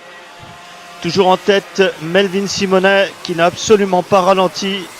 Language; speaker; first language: French; native; French